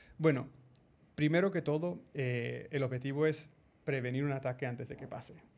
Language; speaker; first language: Spanish; early bilingual, heritage; Spanish